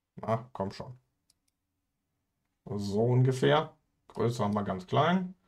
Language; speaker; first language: German; native; German